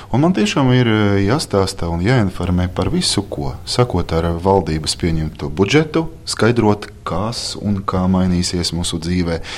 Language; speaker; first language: Latvian; non-native, local second language; Russian